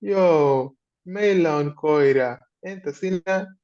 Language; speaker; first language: Finnish; non-native, learner; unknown